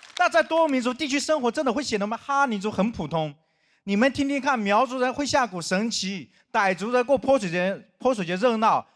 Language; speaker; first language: Chinese; non-native, local second language; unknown